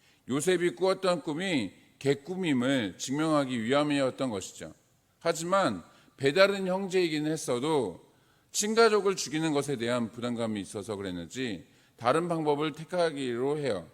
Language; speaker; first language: Korean; native; Korean